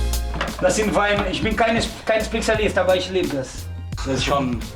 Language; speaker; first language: German; non-native, learner; Portuguese